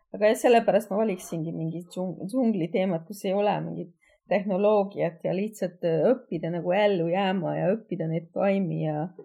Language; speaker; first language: Estonian; non-native, fluent; Hungarian